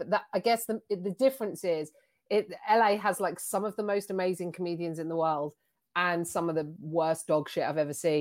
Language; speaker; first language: English; native; English